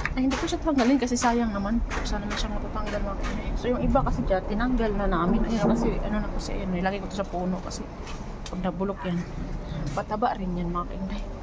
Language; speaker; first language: Filipino; non-native, local second language; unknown